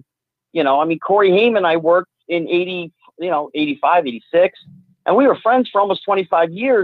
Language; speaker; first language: English; native; English